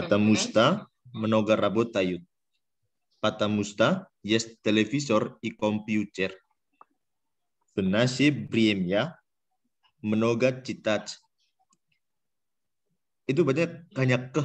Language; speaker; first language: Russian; non-native, learner; Indonesian